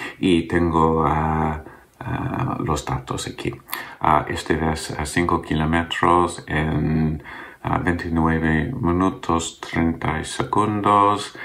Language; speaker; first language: Spanish; non-native, learner; English